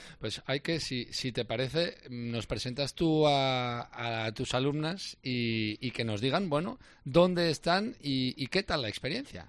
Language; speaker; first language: Spanish; native; Spanish